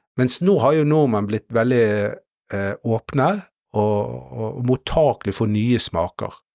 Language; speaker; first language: Norwegian; native; Norwegian